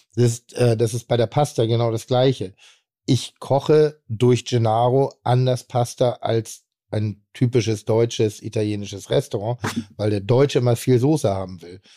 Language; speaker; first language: English; non-native, fluent; German